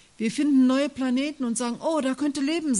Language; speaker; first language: German; native; German